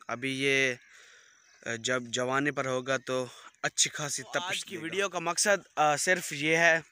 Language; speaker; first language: Urdu; non-native, local second language; Punjabi